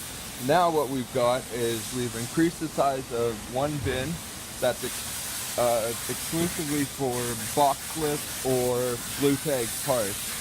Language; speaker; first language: English; native; English